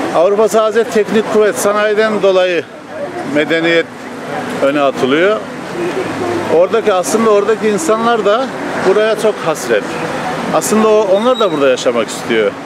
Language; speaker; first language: Turkish; native; Turkish